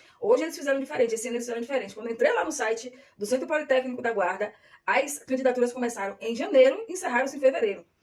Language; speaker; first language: Portuguese; native; Portuguese